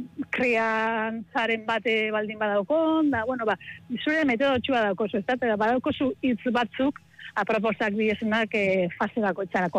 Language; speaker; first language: Basque; native; Basque